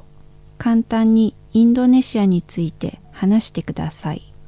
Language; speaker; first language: Japanese; non-native, fluent; Indonesian